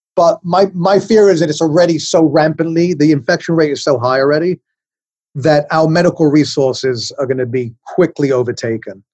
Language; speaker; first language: English; native; English